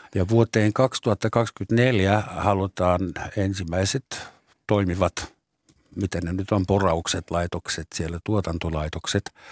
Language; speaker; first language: Finnish; native; Finnish